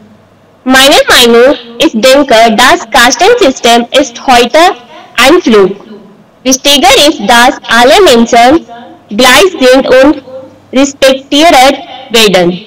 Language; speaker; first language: German; non-native, learner; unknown